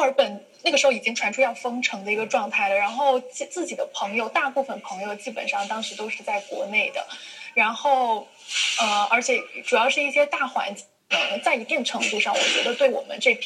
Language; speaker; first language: Chinese; native; Chinese